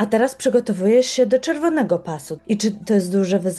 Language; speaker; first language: Polish; native; Polish